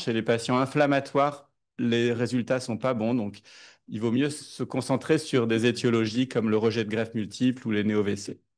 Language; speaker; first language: French; native; French